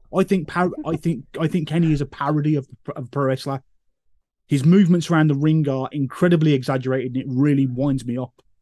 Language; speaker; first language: English; native; English